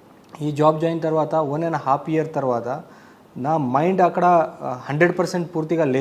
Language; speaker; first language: Telugu; non-native, local second language; Marathi